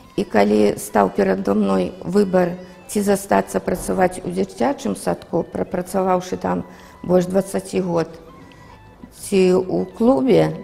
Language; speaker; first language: Belarusian; native; Belarusian